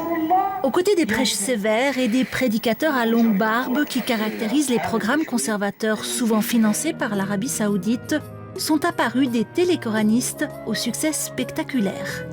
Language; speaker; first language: French; native; French